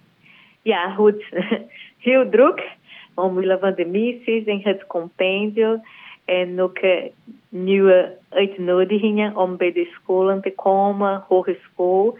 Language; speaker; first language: Dutch; non-native, learner; Portuguese